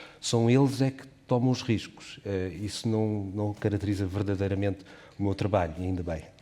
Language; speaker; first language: Portuguese; native; Portuguese